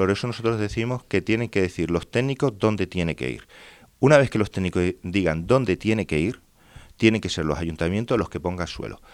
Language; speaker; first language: Spanish; native; Spanish